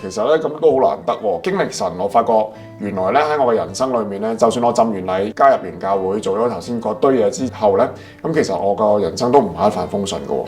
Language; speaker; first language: Cantonese; native; Cantonese